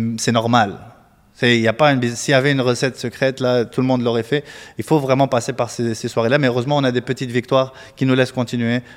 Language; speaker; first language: French; non-native, local second language; Arabic